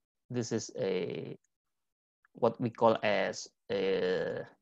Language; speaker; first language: English; non-native, fluent; Indonesian